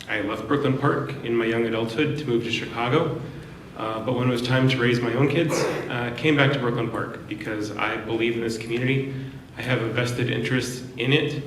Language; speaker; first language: English; native; English